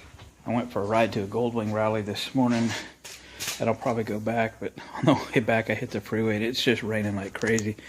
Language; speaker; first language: English; native; English